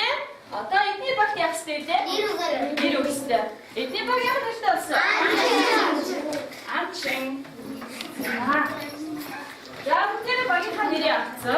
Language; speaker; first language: Mongolian; native; Mongolian